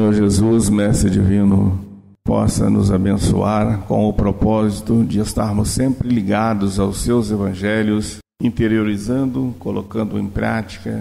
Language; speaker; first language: Portuguese; native; Portuguese